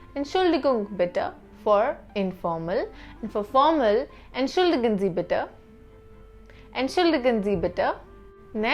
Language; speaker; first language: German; non-native, fluent; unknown